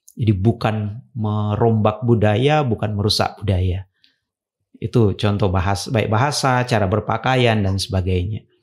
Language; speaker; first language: Indonesian; native; Indonesian